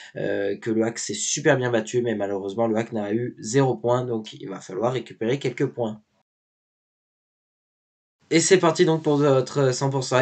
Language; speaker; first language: French; native; French